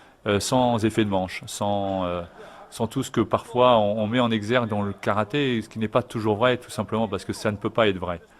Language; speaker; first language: French; native; French